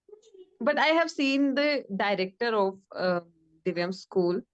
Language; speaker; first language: English; non-native, learner; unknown